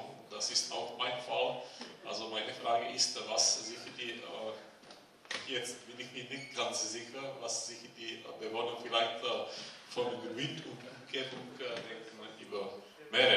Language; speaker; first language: German; non-native, fluent; Czech